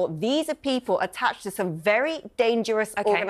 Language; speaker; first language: English; native; English